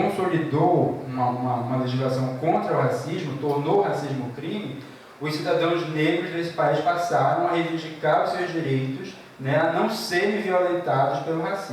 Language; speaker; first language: Portuguese; native; Portuguese